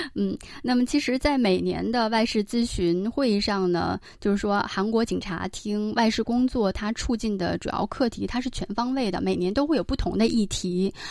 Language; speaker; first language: Chinese; native; Chinese